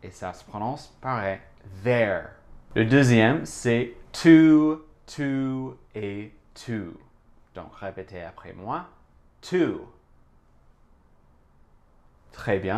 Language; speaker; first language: French; non-native, fluent; English